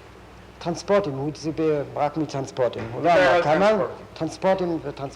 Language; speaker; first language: Hebrew; non-native, fluent; German